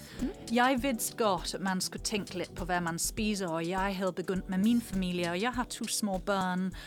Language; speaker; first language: Danish; non-native, fluent; English